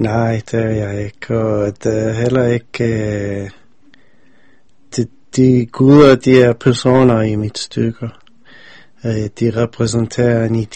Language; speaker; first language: Danish; non-native, fluent; English